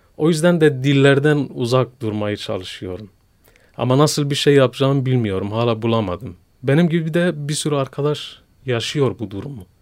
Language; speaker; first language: Turkish; non-native, fluent; Kurdish